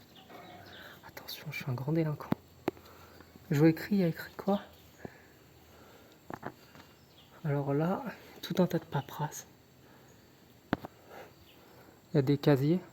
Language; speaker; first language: French; native; French